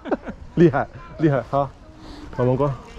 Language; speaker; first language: Chinese; non-native, learner; English